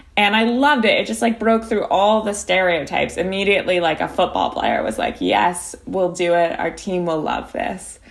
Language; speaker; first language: English; native; English